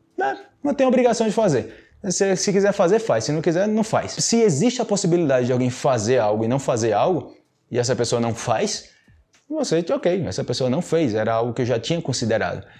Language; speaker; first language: Portuguese; native; Portuguese